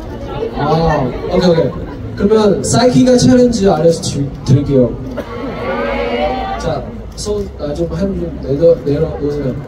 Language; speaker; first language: Korean; non-native, learner; Chinese